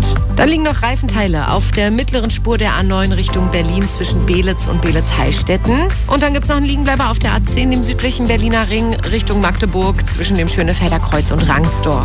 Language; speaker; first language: German; native; German